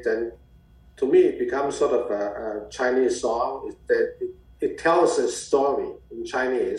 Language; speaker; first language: English; non-native, fluent; Chinese